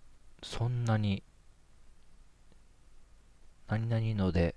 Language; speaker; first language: Japanese; native; Japanese